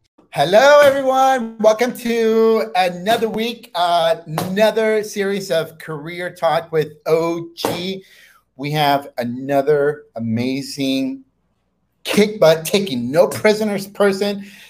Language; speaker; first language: English; native; English